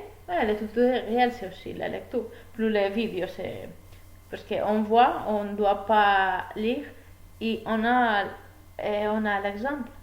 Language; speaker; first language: French; non-native, learner; Spanish